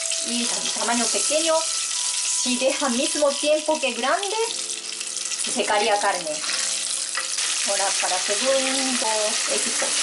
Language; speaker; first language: Spanish; non-native, fluent; Japanese